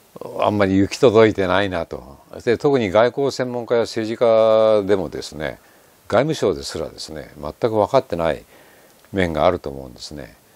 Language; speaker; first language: Japanese; native; Japanese